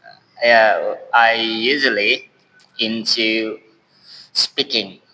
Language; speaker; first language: English; non-native, learner; Indonesian